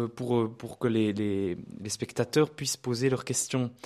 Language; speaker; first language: French; native; French